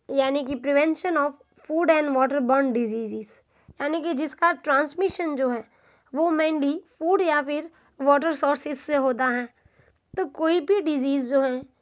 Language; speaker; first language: Hindi; non-native, local second language; Gujarati